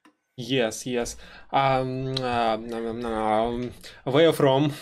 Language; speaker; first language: English; non-native, learner; Russian